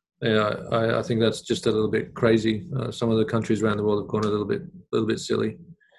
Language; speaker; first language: English; native; English